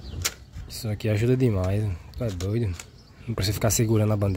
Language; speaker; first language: Portuguese; native; Portuguese